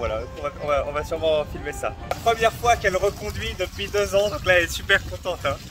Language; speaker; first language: French; native; French